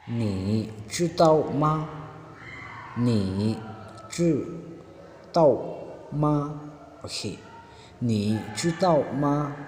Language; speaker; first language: Chinese; non-native, fluent; Hmong